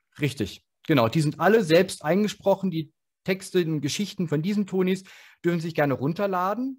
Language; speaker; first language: German; native; German